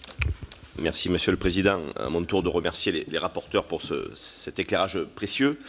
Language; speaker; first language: French; native; French